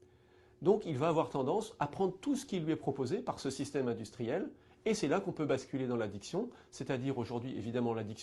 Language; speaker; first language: French; native; French